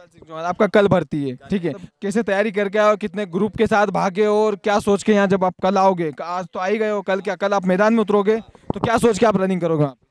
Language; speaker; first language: Hindi; native; Hindi